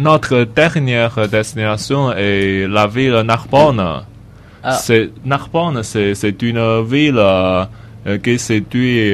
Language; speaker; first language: French; non-native, learner; Chinese